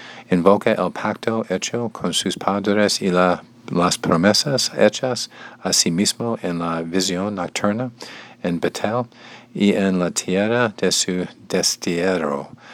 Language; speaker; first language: Spanish; non-native, learner; English